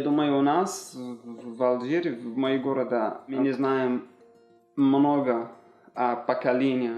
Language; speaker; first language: Russian; non-native, learner; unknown